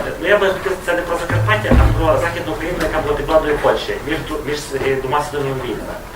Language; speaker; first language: Ukrainian; native; Ukrainian